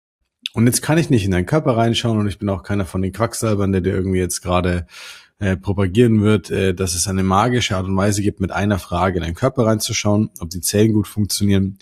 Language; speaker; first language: German; native; German